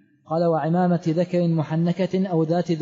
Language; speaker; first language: Arabic; native; Arabic